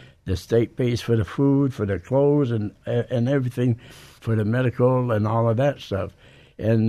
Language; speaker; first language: English; native; English